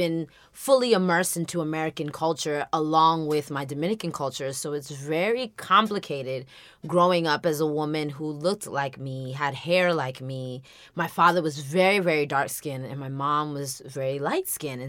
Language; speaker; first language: English; native; English